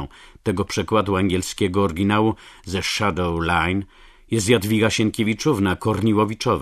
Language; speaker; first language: Polish; native; Polish